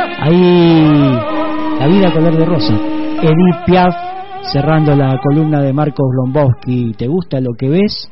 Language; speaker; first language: Spanish; native; Spanish